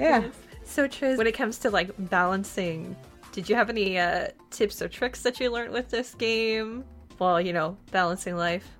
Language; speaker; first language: English; native; English